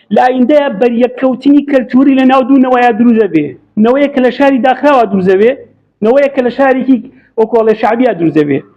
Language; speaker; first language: Central Kurdish; non-native, local second language; Gurani